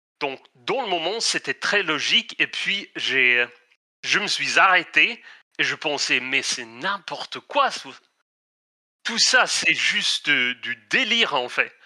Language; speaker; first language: French; non-native, fluent; Swedish